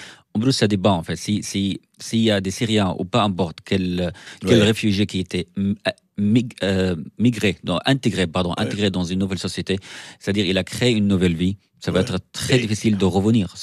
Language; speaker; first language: French; non-native, fluent; Arabic